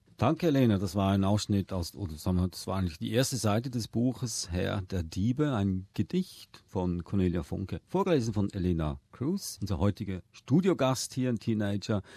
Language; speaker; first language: German; native; German